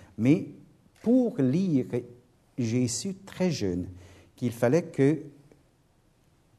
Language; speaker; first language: French; non-native, fluent; English